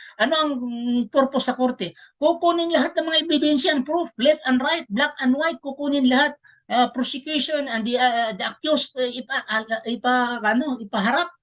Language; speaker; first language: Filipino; non-native, local second language; Cebuano